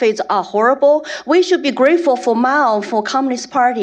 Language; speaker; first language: English; non-native, fluent; Chinese